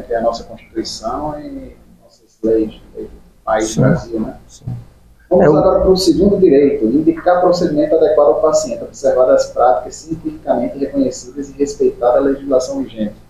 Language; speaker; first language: Portuguese; native; Portuguese